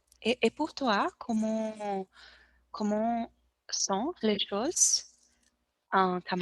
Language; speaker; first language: French; non-native, learner; Portuguese